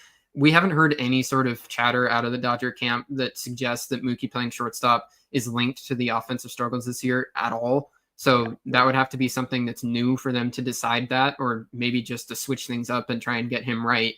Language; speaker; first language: English; native; English